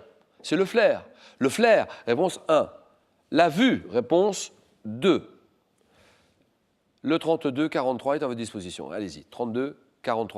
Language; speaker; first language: French; native; French